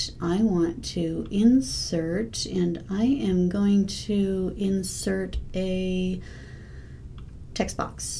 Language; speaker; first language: English; native; English